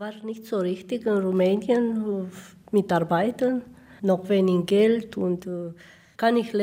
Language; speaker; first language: German; non-native, learner; Romanian